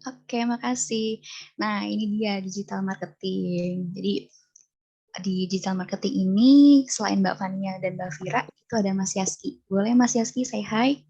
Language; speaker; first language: Indonesian; native; Indonesian